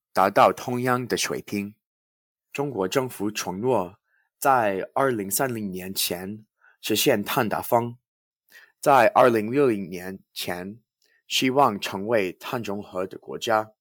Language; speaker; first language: Chinese; non-native, learner; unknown